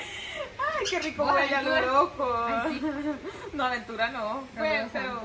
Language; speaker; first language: Spanish; native; Spanish